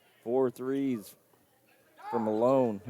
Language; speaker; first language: English; native; English